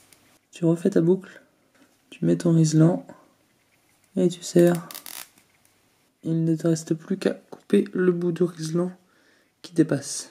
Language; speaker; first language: French; native; French